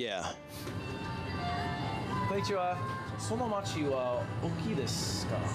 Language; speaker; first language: Japanese; non-native, learner; English